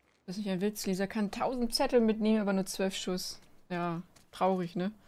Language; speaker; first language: German; native; German